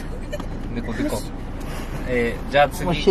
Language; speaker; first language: Japanese; early bilingual, other home language; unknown